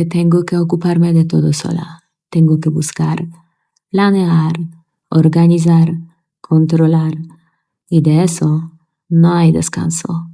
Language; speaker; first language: Spanish; non-native, fluent; Polish